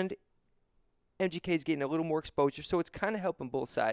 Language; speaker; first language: English; native; English